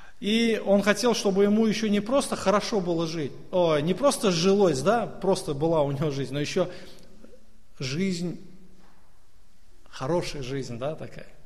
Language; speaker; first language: Russian; native; Russian